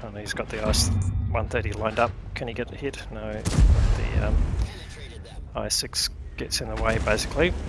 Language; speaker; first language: English; native; English